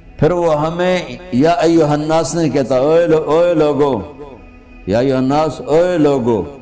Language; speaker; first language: Urdu; non-native, local second language; Punjabi